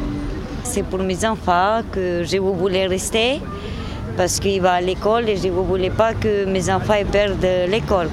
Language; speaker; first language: French; non-native, learner; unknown